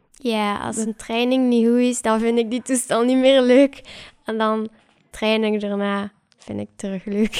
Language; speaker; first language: Dutch; native; Dutch